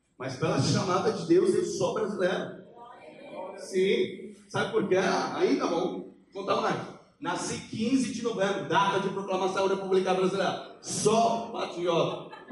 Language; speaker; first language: Portuguese; non-native, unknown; Polish